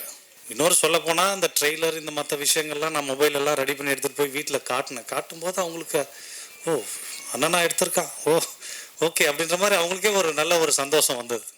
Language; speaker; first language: Tamil; native; Tamil